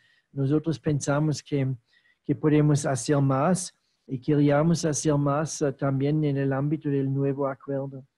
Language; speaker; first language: Spanish; non-native, fluent; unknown